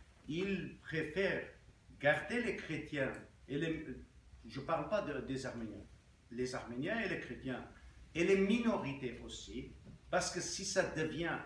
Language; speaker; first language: French; non-native, fluent; Armenian